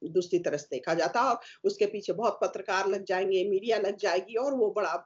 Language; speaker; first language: Hindi; native; Hindi